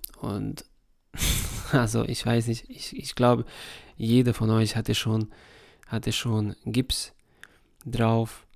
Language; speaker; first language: German; non-native, fluent; Hungarian